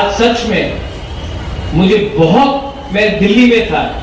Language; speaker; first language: Hindi; non-native, local second language; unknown